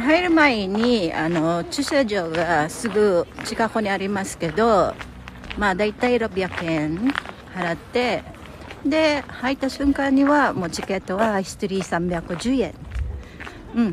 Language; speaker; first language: Japanese; non-native, fluent; Filipino